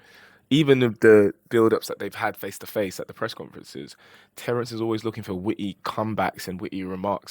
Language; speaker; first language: English; native; English